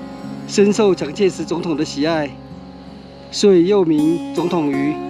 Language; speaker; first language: Chinese; native; Chinese